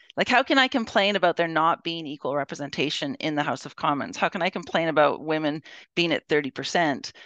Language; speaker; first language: English; native; English